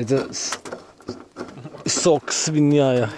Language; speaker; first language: Russian; non-native, learner; Danish